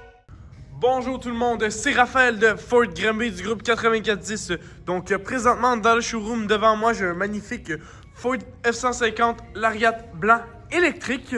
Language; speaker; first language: French; native; French